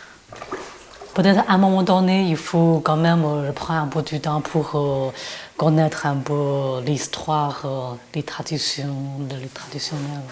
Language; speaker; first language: French; non-native, fluent; Chinese